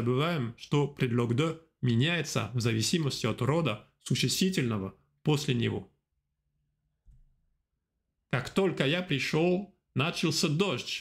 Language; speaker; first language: Russian; non-native, fluent; French